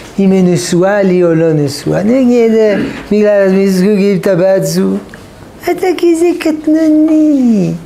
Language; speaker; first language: Hebrew; non-native, fluent; French